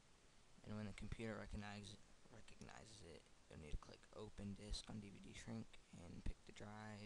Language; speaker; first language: English; native; English